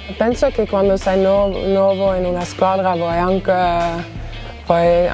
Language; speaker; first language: Italian; non-native, fluent; Dutch